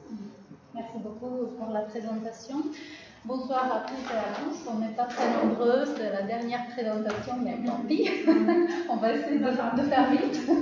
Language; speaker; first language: French; non-native, fluent; Czech